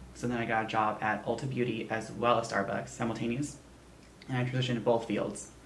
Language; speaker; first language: English; native; English